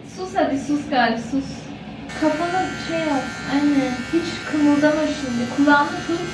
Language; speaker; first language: Turkish; early bilingual, heritage; Turkish